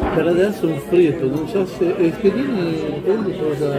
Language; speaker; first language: Italian; native; Italian